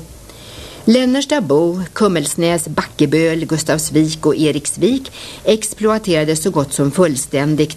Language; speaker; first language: Swedish; native; Swedish